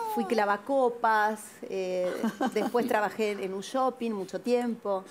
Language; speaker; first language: Spanish; native; Spanish